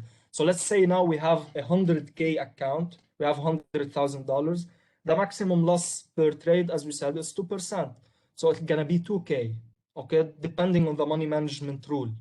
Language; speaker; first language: English; non-native, local second language; Arabic